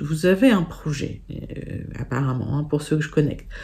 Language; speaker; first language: French; native; French